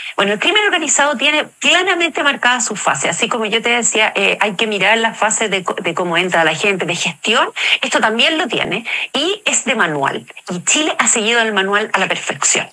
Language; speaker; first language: Spanish; native; Spanish